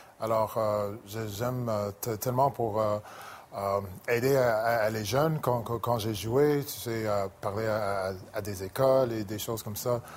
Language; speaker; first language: French; non-native, local second language; English